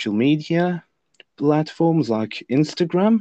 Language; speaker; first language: English; non-native, fluent; Lithuanian